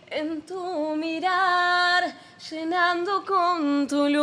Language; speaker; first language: Spanish; native; Spanish